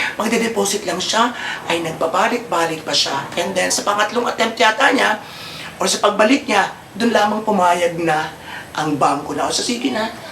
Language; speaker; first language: Filipino; native; Filipino